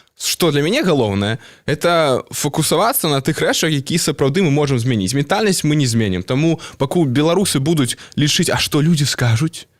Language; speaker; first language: Belarusian; non-native, local second language; Russian